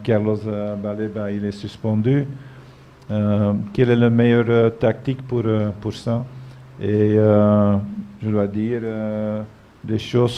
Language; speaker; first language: French; non-native, fluent; Dutch